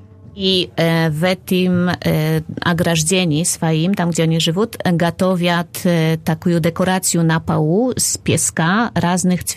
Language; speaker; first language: Russian; non-native, fluent; Polish